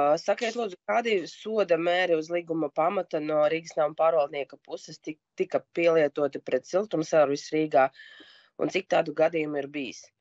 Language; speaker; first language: Latvian; non-native, local second language; Russian